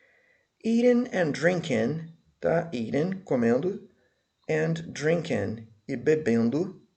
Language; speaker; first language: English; non-native, fluent; Portuguese